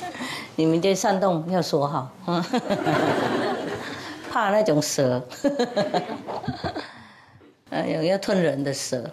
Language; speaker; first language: Chinese; non-native, fluent; Vietnamese